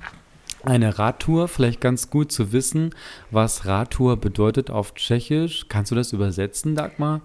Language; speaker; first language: German; native; German